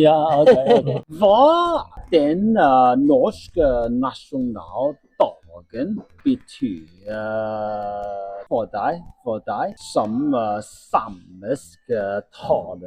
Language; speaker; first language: Norwegian; non-native, learner; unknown